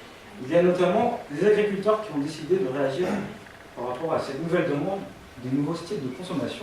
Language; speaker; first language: French; native; French